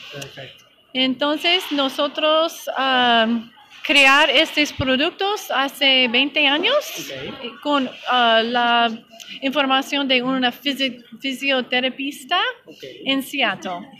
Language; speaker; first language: Spanish; non-native, learner; English